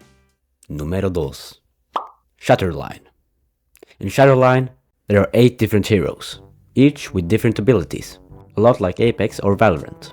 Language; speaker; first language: English; non-native, fluent; Norwegian